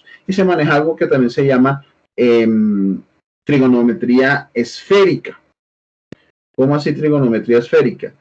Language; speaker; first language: Spanish; native; Spanish